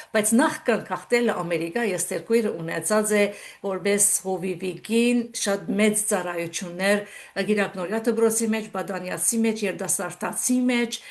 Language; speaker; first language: Armenian; early bilingual, heritage; Armenian